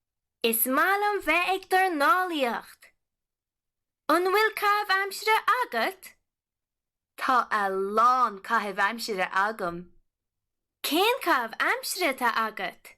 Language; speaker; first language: Irish; non-native, local second language; English